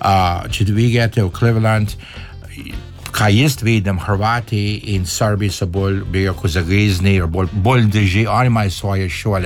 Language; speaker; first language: Slovenian; early bilingual, heritage; Slovenian